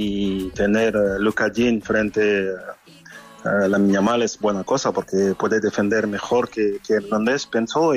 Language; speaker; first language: Spanish; non-native, fluent; French